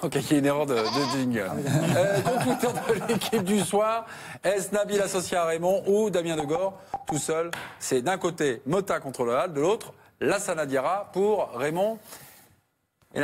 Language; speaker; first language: French; native; French